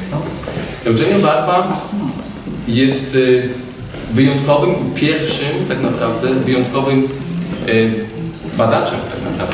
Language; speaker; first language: Polish; native; Polish